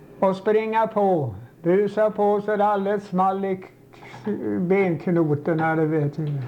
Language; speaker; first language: Swedish; native; Swedish